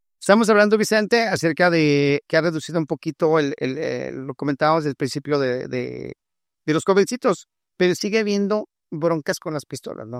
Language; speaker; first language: Spanish; native; Spanish